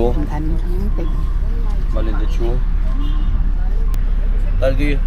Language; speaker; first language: Korean; non-native, learner; Arabic